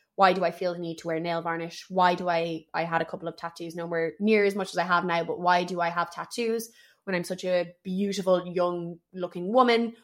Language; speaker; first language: English; native; English